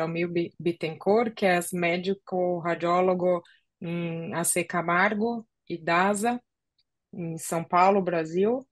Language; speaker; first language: Spanish; non-native, learner; Portuguese